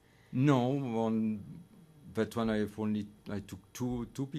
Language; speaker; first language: English; non-native, fluent; French